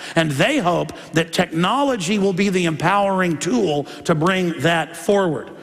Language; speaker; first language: English; native; English